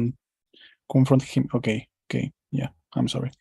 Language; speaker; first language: English; non-native, learner; Spanish